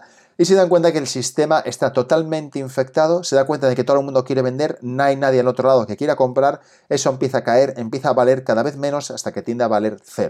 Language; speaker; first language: Spanish; native; Spanish